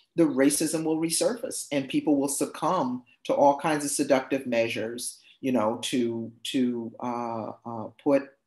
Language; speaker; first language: English; native; English